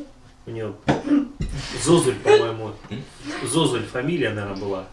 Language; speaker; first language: Russian; native; Russian